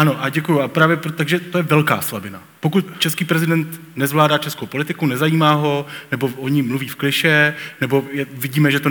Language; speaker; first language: Czech; native; Czech